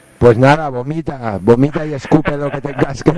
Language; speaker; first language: Spanish; native; Spanish